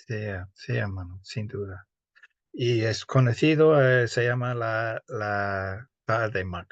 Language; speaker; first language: Spanish; non-native, fluent; English